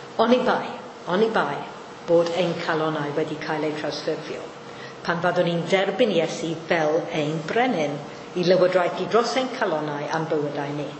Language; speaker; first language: Welsh; non-native, fluent; Maltese